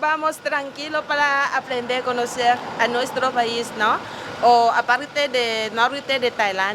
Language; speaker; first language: Spanish; non-native, learner; Thai